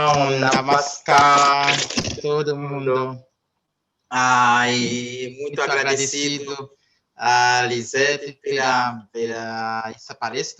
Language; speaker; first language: Portuguese; non-native, learner; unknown